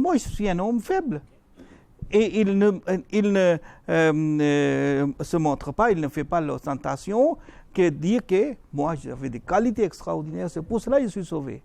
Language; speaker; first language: French; non-native, fluent; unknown